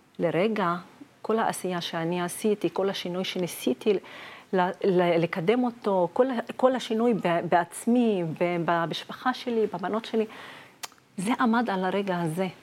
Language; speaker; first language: Hebrew; non-native, local second language; Arabic